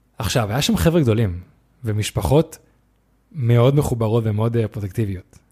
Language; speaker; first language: Hebrew; native; Hebrew